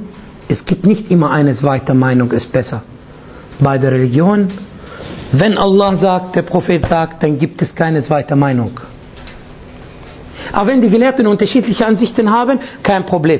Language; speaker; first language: German; non-native, fluent; Arabic